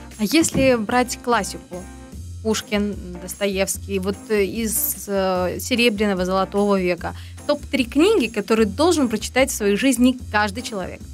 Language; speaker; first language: Russian; native; Russian